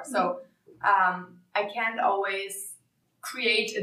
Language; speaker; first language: English; non-native, fluent; German